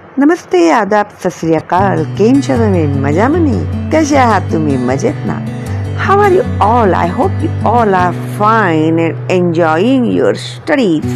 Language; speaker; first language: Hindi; non-native, local second language; Marathi